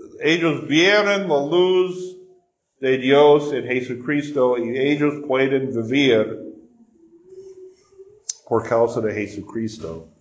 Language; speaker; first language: Spanish; non-native, fluent; English